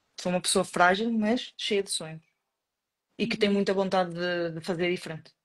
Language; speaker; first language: Portuguese; non-native, fluent; Spanish